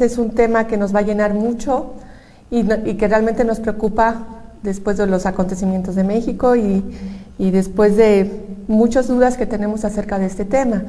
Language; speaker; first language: Spanish; native; Spanish